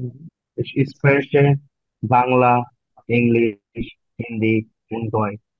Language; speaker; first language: German; non-native, learner; Bangla